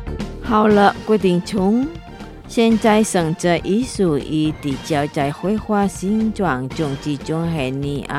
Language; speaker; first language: Chinese; non-native, fluent; Indonesian